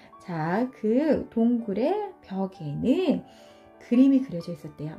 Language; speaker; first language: Korean; native; Korean